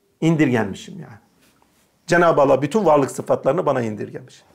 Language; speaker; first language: Turkish; native; Turkish